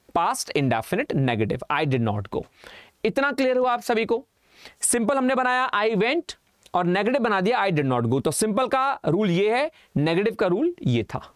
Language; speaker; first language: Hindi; native; Hindi